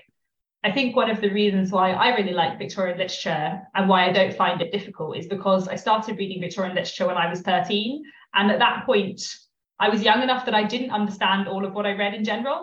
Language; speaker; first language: English; native; English